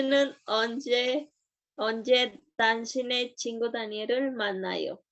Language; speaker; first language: Korean; non-native, learner; Spanish